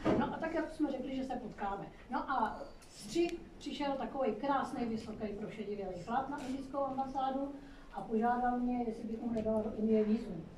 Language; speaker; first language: Czech; non-native, fluent; Hindi